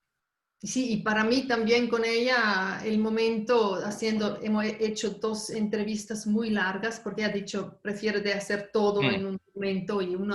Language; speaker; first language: Spanish; non-native, fluent; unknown